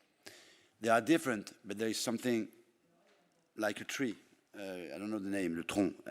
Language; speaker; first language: English; non-native, fluent; French